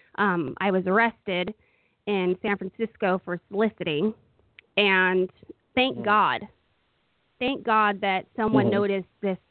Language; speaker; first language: English; native; English